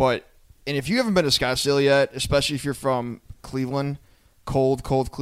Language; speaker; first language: English; native; English